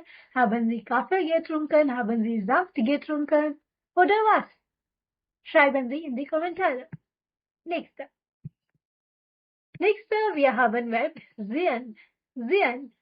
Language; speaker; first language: German; non-native, fluent; Hindi